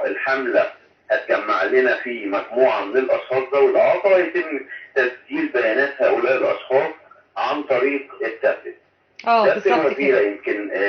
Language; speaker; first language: Arabic; native; Arabic